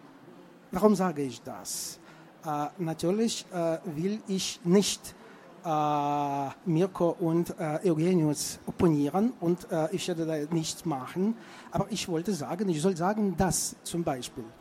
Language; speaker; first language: German; non-native, fluent; Russian